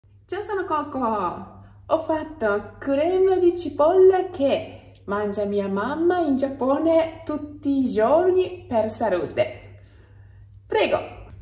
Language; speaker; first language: Italian; non-native, learner; Japanese